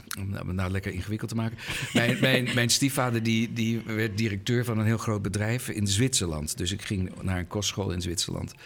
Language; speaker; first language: Dutch; early bilingual, other home language; English